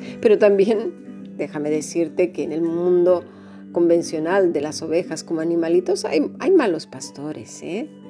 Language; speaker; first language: Spanish; native; Spanish